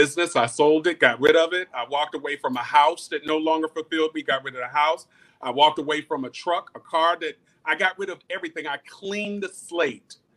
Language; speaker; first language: English; native; English